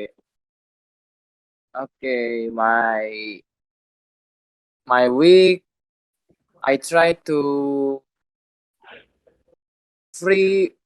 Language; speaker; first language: English; non-native, learner; Indonesian